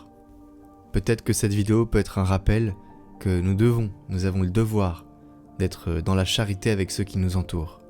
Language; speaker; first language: French; native; French